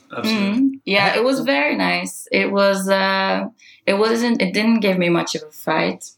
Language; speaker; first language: English; non-native, fluent; Hebrew